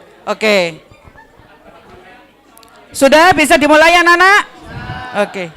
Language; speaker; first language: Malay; non-native, local second language; Javanese